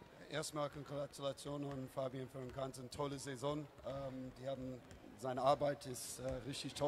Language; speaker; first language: German; non-native, fluent; English